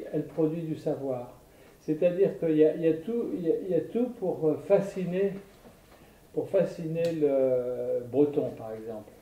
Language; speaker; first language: French; native; French